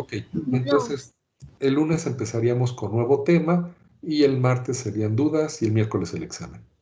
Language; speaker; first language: Spanish; native; Spanish